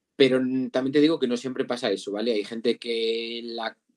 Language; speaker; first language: Spanish; native; Spanish